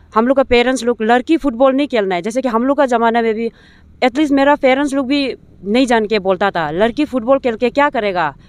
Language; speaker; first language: Hindi; non-native, local second language; Nyishi